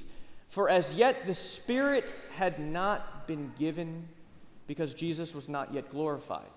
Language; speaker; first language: English; native; English